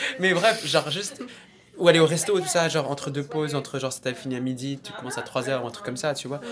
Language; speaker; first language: French; non-native, local second language; Arabic